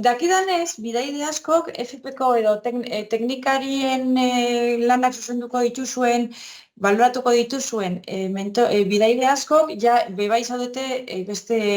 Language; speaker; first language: Basque; native; Basque